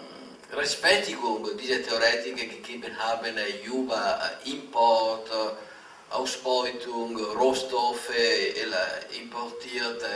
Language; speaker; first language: German; non-native, fluent; Italian